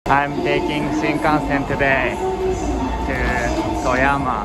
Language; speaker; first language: English; non-native, learner; Japanese